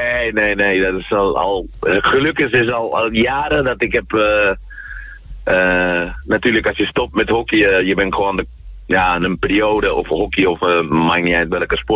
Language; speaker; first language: Dutch; non-native, fluent; Spanish